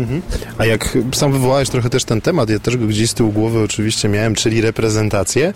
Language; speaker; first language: Polish; native; Polish